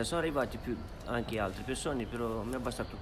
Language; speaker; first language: Italian; non-native, fluent; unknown